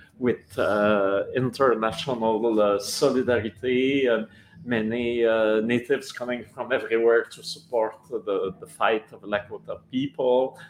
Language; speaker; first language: English; non-native, local second language; French